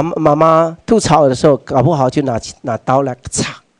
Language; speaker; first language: Chinese; native; Chinese